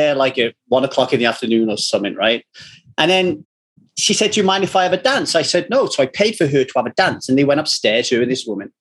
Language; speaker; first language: English; native; English